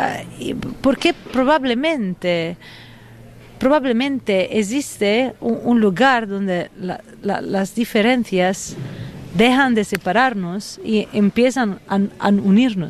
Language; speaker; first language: Spanish; non-native, fluent; Italian